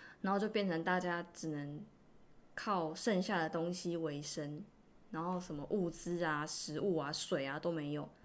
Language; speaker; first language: Chinese; native; Chinese